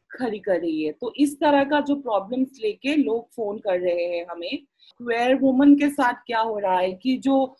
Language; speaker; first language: Hindi; non-native, local second language; Assamese